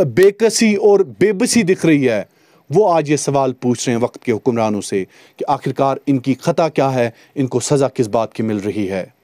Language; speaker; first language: Hindi; non-native, local second language; Kashmiri